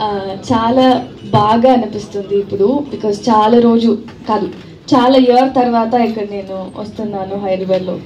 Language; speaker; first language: Telugu; non-native, learner; Tamil